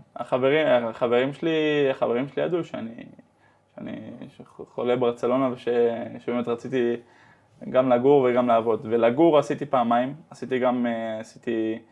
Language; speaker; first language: Hebrew; early bilingual, heritage; Hebrew